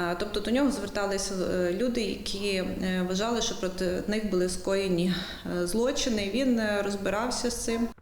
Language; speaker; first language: Ukrainian; native; Ukrainian